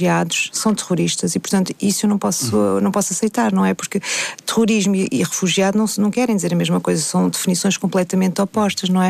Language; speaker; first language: Portuguese; native; Portuguese